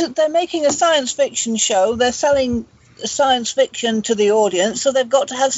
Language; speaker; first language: English; native; English